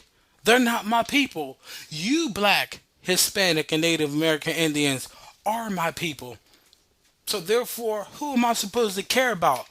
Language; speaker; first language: English; native; English